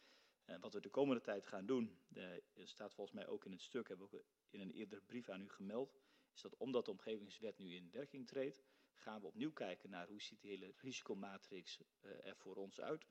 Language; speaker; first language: Dutch; native; Dutch